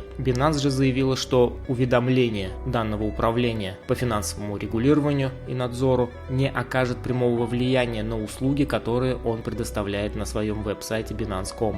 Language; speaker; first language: Russian; native; Russian